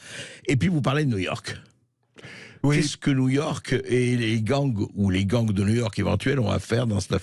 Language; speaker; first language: French; native; French